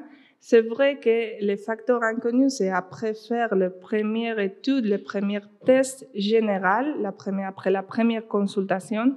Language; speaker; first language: French; non-native, fluent; Spanish